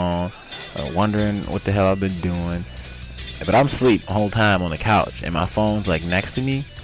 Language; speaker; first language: English; native; English